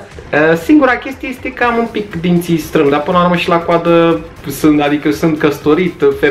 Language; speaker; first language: Romanian; native; Romanian